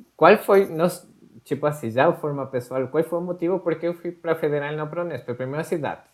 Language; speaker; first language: Portuguese; non-native, fluent; Spanish